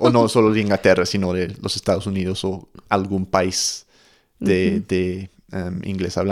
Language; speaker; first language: Spanish; non-native, fluent; English